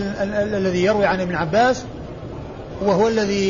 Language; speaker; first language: Arabic; native; Arabic